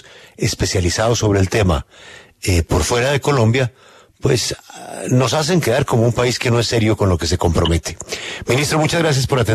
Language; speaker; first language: Spanish; native; Spanish